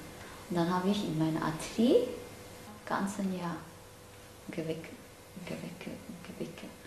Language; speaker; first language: German; non-native, learner; Cantonese